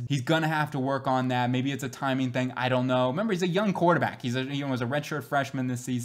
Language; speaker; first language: English; native; English